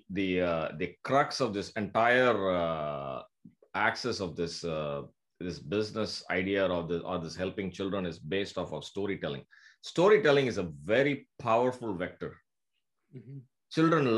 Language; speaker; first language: English; non-native, local second language; Tamil